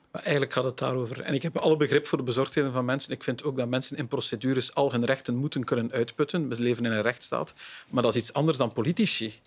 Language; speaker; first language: Dutch; native; Dutch